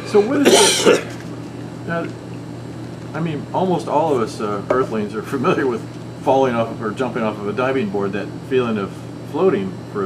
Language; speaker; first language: English; native; English